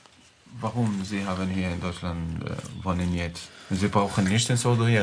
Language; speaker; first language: German; non-native, learner; Arabic